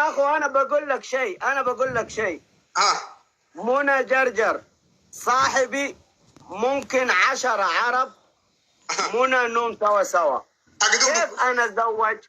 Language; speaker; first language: Arabic; non-native, learner; Oromo